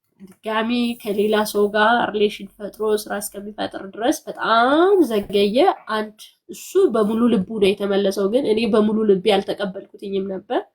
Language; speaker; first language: Amharic; non-native, local second language; Sebat Bet Gurage